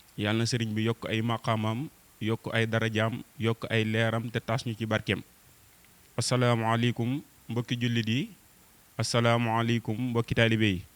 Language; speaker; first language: Wolof; native; Wolof